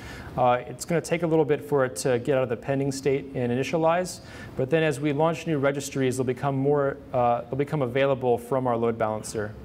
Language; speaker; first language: English; native; English